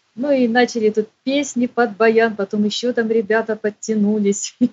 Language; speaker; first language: Russian; native; Russian